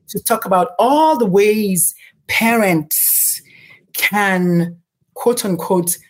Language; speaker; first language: English; non-native, local second language; Igbo